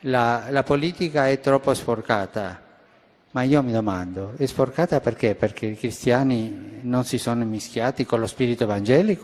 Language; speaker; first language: Italian; non-native, fluent; Spanish